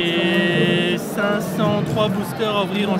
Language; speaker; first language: French; native; French